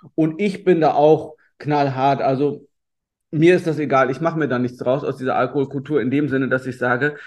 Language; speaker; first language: German; native; German